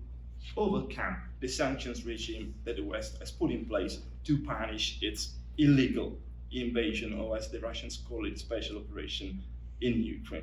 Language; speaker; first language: English; non-native, fluent; Italian